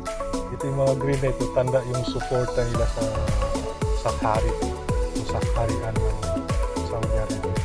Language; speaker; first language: Filipino; non-native, local second language; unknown